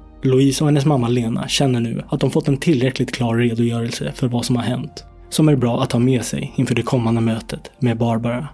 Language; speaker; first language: Swedish; native; Swedish